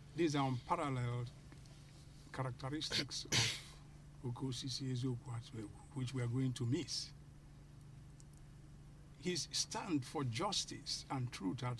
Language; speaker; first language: English; non-native, local second language; Igbo